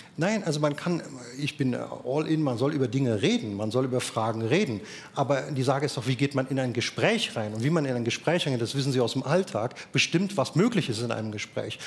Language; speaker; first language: German; native; German